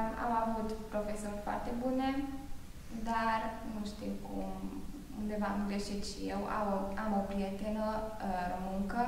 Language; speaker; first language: Romanian; non-native, local second language; Hungarian